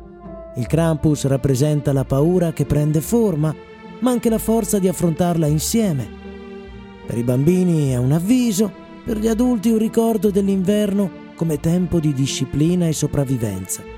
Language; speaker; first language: Italian; native; Italian